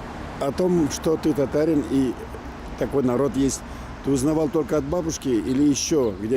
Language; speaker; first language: Russian; native; Russian